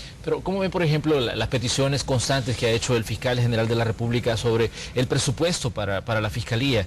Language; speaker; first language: Spanish; native; Spanish